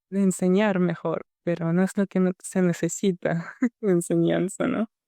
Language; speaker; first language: Spanish; non-native, fluent; Russian